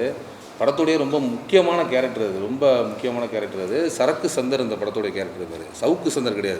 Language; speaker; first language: Tamil; native; Tamil